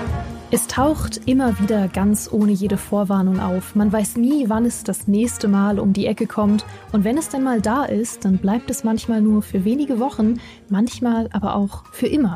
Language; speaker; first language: German; native; German